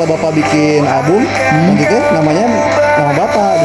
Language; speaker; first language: Indonesian; native; Indonesian